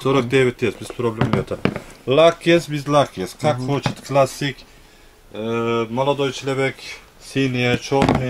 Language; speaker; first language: Russian; non-native, learner; Turkish